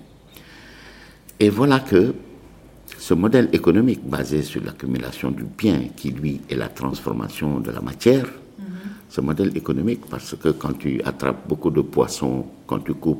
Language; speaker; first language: French; non-native, local second language; Arabic